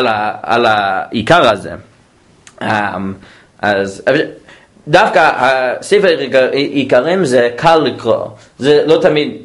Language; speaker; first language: Hebrew; non-native, fluent; English